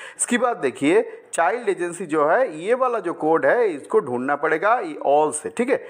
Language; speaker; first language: Hindi; non-native, local second language; Bangla